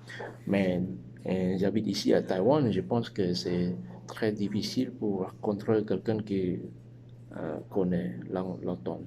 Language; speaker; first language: French; non-native, learner; Chinese